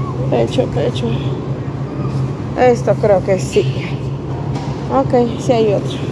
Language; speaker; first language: Spanish; native; Spanish